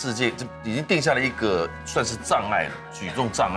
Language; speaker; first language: Chinese; native; Chinese